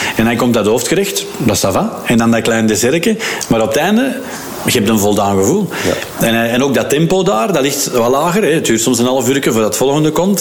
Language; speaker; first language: Dutch; native; Dutch